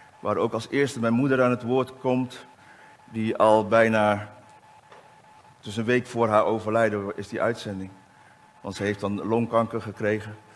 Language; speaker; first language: Dutch; native; Dutch